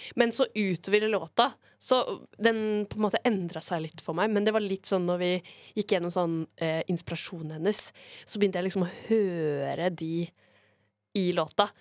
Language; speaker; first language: Norwegian; native; Norwegian